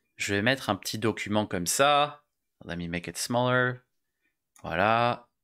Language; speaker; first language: French; native; French